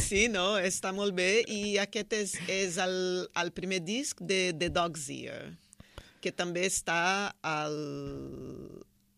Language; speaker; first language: Catalan; non-native, fluent; Portuguese